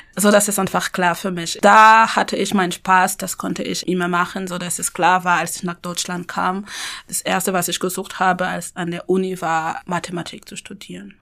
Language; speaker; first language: German; non-native, fluent; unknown